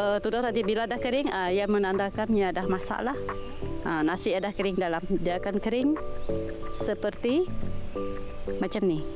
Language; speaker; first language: Malay; non-native, local second language; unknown